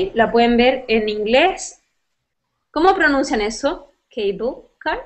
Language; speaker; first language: Spanish; native; Spanish